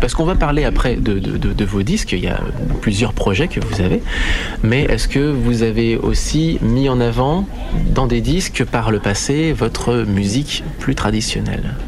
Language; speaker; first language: French; native; French